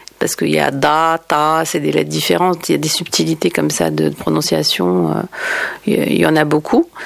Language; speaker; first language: French; native; French